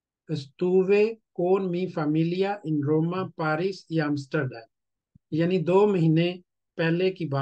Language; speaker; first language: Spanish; non-native, fluent; Urdu